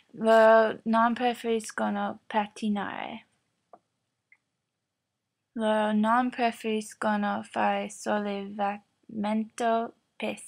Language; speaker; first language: Italian; non-native, learner; English